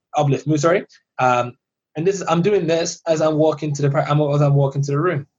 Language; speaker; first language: English; early bilingual, other home language; Persian